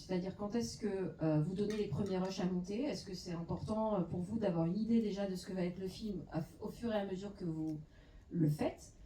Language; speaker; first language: French; native; French